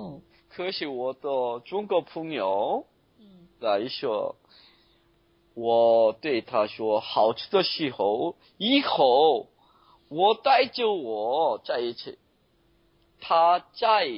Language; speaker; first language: Chinese; non-native, learner; Korean